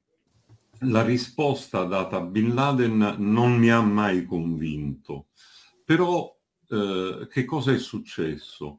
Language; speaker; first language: Italian; native; Italian